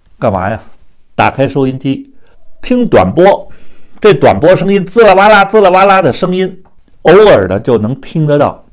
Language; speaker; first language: Chinese; native; Chinese